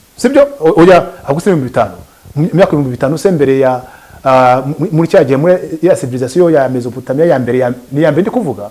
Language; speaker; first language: Kinyarwanda; native; Kinyarwanda